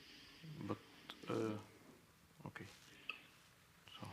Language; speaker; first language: English; non-native, fluent; Spanish